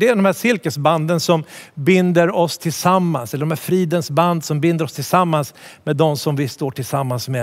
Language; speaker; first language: Swedish; native; Swedish